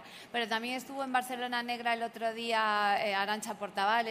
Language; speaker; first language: Spanish; native; Spanish